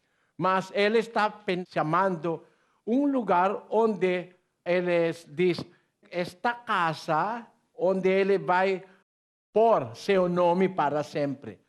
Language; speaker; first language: Portuguese; non-native, learner; Filipino